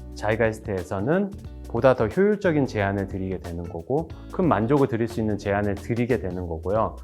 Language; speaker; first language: Korean; native; Korean